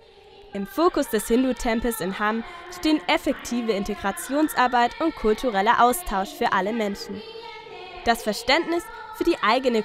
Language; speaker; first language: German; native; German